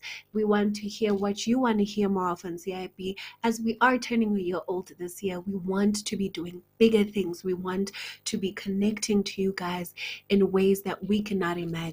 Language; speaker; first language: English; non-native, local second language; Zulu